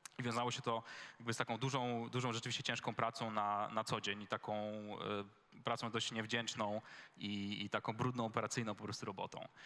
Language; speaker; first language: Polish; native; Polish